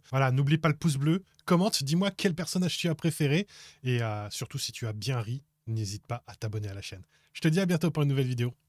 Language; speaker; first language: French; native; French